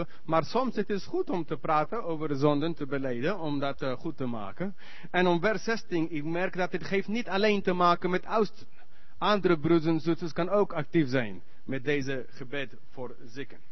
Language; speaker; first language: Dutch; non-native, learner; English